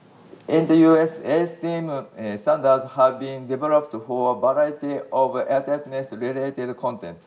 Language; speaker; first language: English; non-native, fluent; Japanese